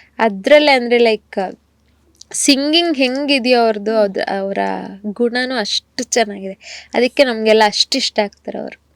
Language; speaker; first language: Kannada; native; Kannada